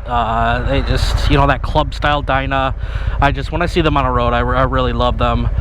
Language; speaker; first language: English; native; English